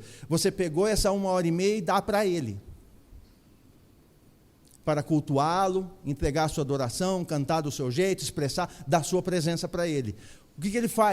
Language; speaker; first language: Portuguese; native; Portuguese